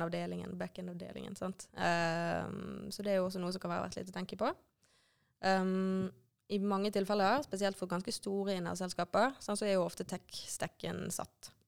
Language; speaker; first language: Norwegian; native; Norwegian